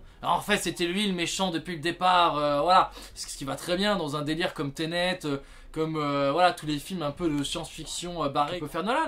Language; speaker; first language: French; native; French